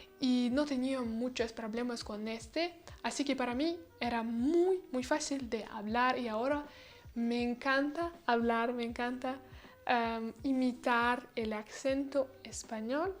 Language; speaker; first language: Spanish; non-native, learner; Russian